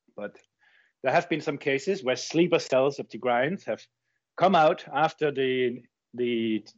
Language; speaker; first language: English; non-native, fluent; Danish